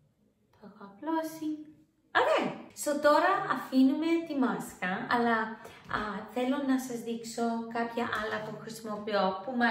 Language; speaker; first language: Greek; early bilingual, heritage; English